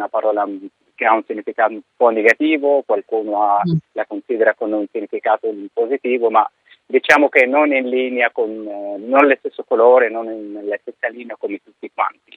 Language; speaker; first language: Italian; non-native, fluent; Arabic